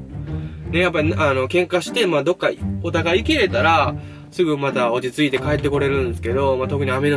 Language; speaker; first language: Japanese; native; Japanese